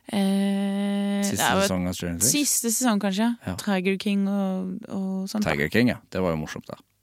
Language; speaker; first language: Norwegian; native; Norwegian